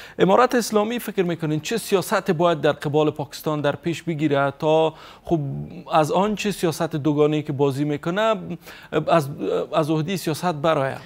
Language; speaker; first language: Persian; native; Persian